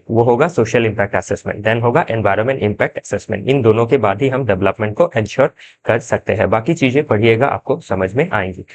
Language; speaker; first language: Hindi; non-native, local second language; Assamese